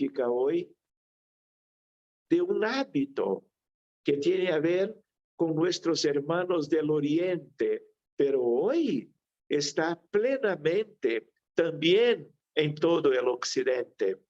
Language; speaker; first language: Spanish; non-native, fluent; Portuguese